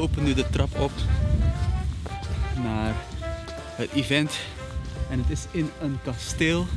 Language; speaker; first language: Dutch; native; Dutch